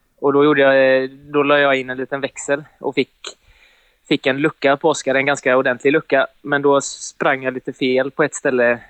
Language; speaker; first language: Swedish; native; Swedish